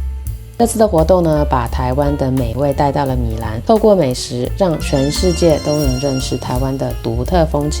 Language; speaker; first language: Chinese; native; Chinese